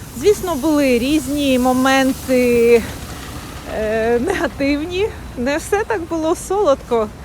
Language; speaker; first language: Ukrainian; native; Ukrainian